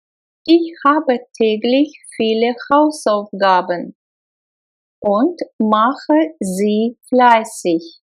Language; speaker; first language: German; non-native, fluent; Russian